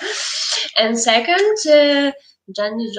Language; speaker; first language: English; non-native, learner; Ukrainian